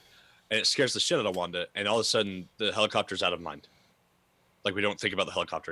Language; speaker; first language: English; native; English